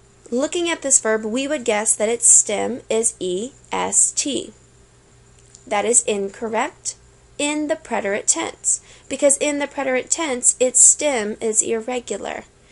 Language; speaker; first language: English; native; English